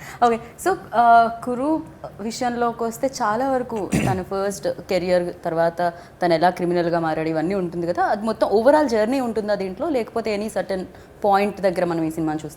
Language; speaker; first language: Telugu; native; Telugu